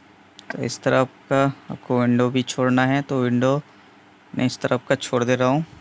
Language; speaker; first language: Hindi; non-native, local second language; Bangla